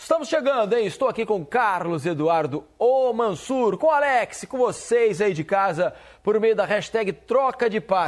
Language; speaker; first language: Portuguese; native; Portuguese